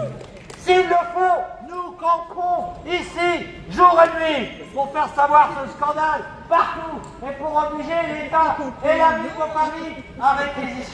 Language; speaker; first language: French; native; French